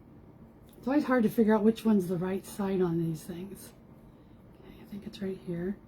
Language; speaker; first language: English; native; English